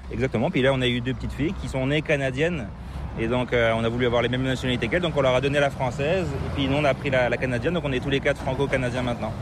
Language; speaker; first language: French; native; French